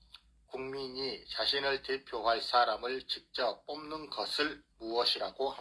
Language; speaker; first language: Korean; native; Korean